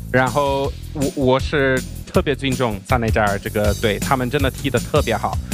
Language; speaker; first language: Chinese; non-native, fluent; French